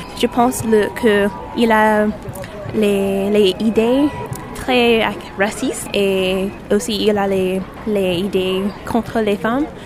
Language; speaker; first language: French; non-native, fluent; English